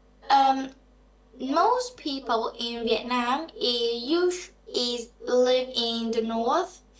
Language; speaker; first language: English; non-native, learner; Vietnamese